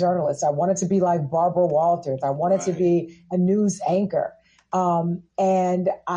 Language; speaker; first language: English; native; English